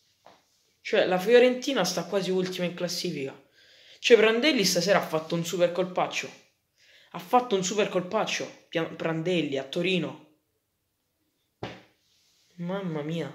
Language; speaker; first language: Italian; native; Italian